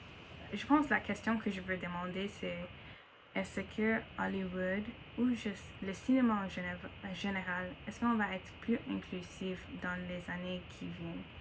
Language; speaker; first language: French; non-native, learner; English